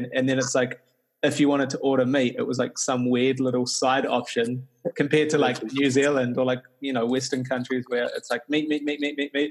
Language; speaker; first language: English; native; English